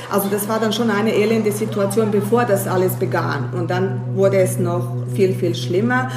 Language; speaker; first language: German; non-native, fluent; Bosnian